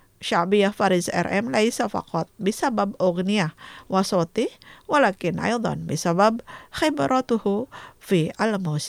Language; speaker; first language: Arabic; non-native, fluent; Indonesian